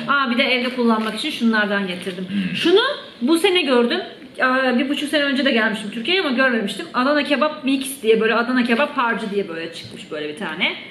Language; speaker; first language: Turkish; native; Turkish